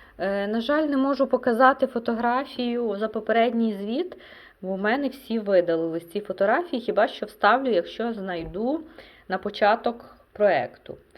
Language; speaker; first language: Ukrainian; non-native, local second language; Russian